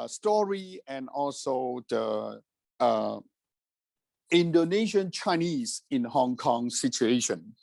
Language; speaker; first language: English; non-native, fluent; Cantonese